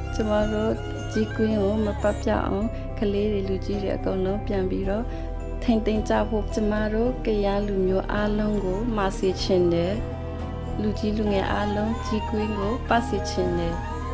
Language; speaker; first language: Burmese; non-native, local second language; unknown